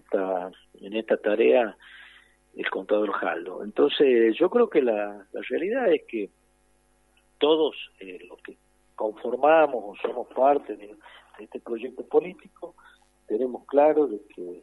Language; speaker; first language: Spanish; native; Spanish